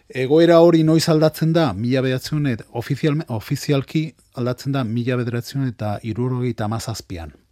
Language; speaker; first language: Basque; non-native, local second language; Spanish